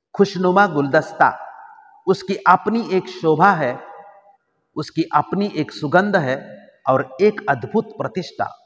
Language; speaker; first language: Hindi; non-native, local second language; Marathi